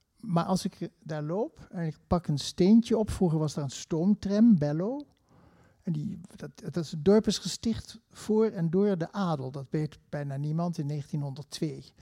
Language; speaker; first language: Dutch; native; Dutch